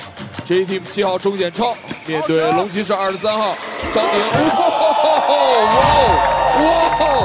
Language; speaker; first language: Chinese; native; Chinese